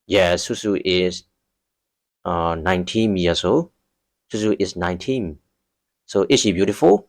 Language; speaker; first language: English; non-native, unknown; Burmese